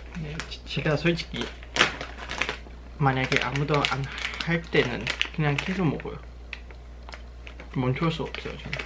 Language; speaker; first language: Korean; non-native, learner; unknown